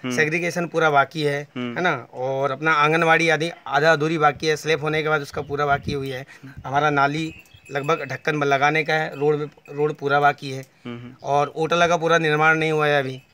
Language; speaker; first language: Hindi; native; Hindi